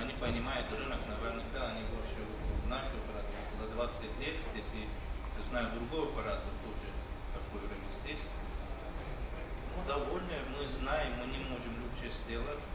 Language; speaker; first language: Russian; non-native, fluent; Turkish